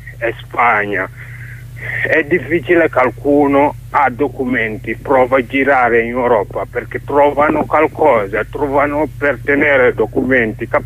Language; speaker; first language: Italian; non-native, learner; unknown